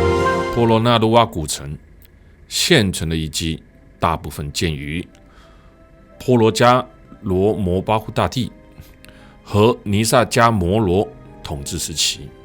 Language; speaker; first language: Chinese; native; Chinese